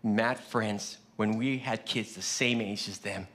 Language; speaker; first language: English; early bilingual, other home language; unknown